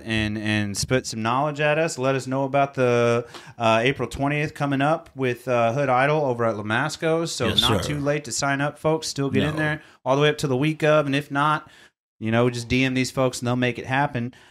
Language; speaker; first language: English; native; English